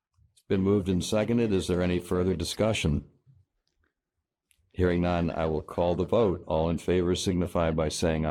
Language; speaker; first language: English; native; English